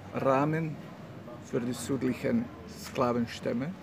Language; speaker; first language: German; non-native, learner; Bosnian